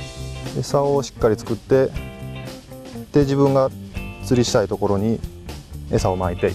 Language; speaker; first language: Japanese; native; Japanese